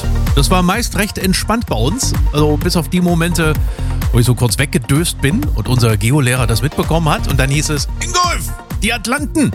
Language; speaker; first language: German; native; German